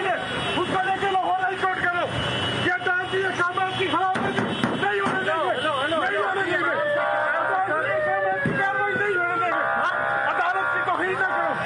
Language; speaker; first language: Hindi; non-native, local second language; Punjabi